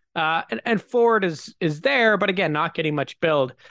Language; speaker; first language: English; native; English